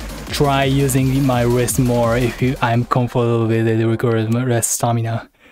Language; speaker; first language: English; non-native, learner; Japanese